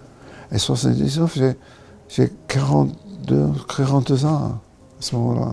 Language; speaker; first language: French; non-native, learner; English